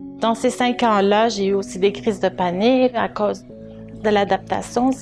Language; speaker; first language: French; early bilingual, other home language; Arabic